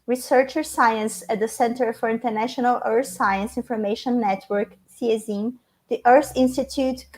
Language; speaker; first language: English; non-native, fluent; Portuguese